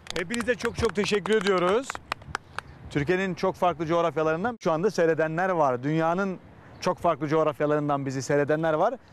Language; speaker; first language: Turkish; native; Turkish